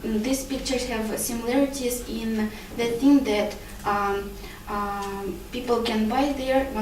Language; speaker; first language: English; non-native, learner; Russian